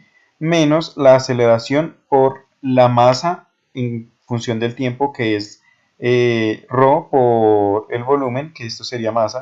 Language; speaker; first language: Spanish; native; Spanish